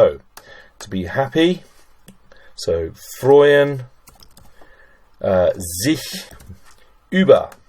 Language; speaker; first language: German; non-native, fluent; English